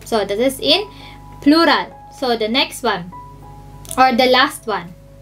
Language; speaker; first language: English; non-native, local second language; Filipino